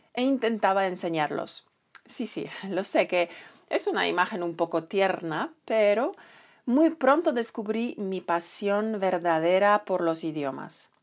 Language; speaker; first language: Spanish; non-native, fluent; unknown